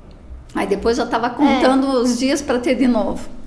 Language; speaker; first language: Portuguese; native; Portuguese